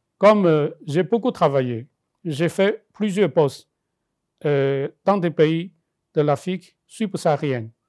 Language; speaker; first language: French; non-native, fluent; Chinese